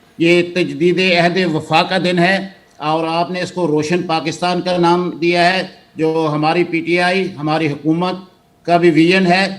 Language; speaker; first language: Urdu; native; Urdu